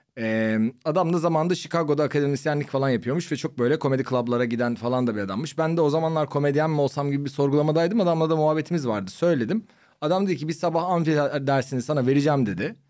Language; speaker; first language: Turkish; native; Turkish